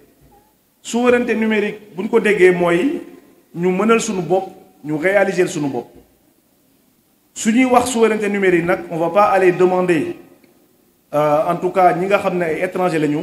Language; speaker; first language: French; non-native, local second language; Wolof